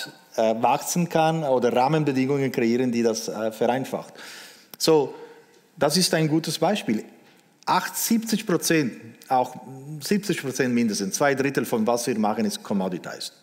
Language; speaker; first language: German; non-native, local second language; Italian